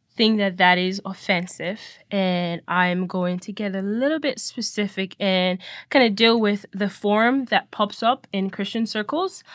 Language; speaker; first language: English; non-native, local second language; Yoruba